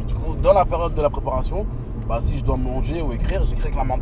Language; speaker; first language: French; native; French